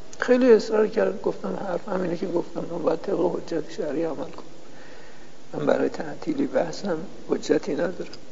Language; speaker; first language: Persian; non-native, local second language; Azerbaijani